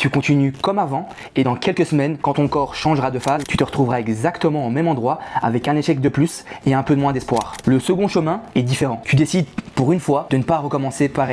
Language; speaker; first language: French; native; French